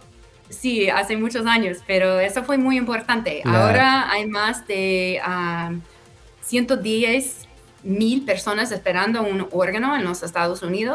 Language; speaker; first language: Spanish; non-native, fluent; English